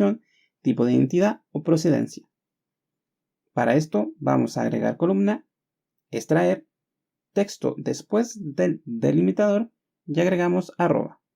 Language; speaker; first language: Spanish; native; Spanish